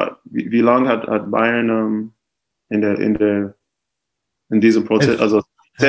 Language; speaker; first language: German; non-native, fluent; English